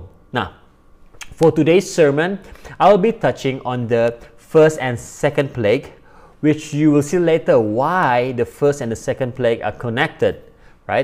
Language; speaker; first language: English; non-native, local second language; Malay